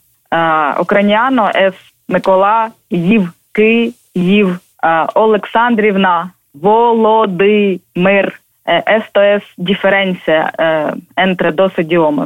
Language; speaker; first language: Spanish; non-native, learner; Ukrainian